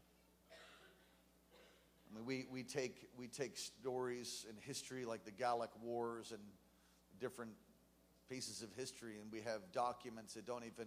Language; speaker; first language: English; native; English